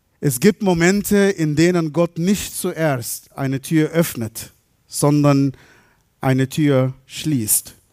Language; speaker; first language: German; non-native, fluent; Arabic